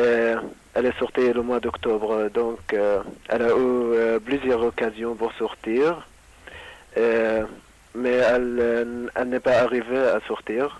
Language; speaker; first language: French; non-native, learner; Arabic